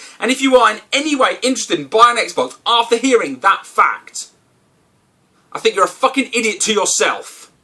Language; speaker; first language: English; native; English